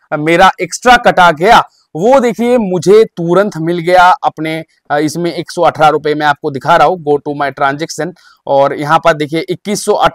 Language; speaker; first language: Hindi; native; Hindi